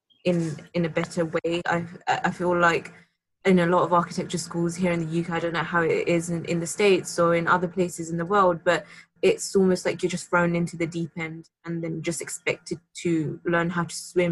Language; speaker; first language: English; native; English